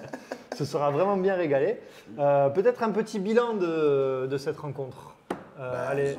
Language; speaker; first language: French; native; French